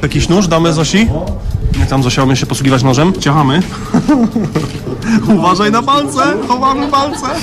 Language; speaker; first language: Polish; native; Polish